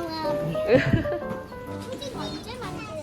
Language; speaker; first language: Korean; early bilingual, heritage; Korean